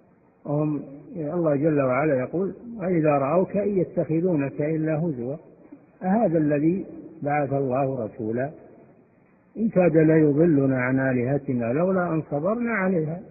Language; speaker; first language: Arabic; native; Arabic